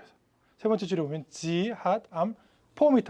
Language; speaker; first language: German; non-native, fluent; Korean